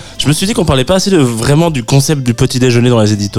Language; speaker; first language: French; native; French